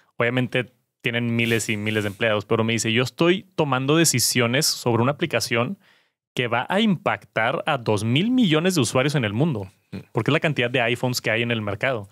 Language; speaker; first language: Spanish; native; Spanish